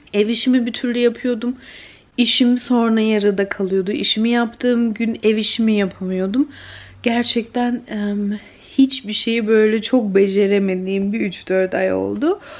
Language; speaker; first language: Turkish; early bilingual, heritage; Turkish